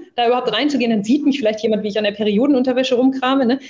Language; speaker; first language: German; early bilingual, other home language; English